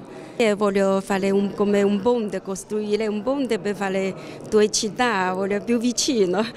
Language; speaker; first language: Italian; non-native, learner; Chinese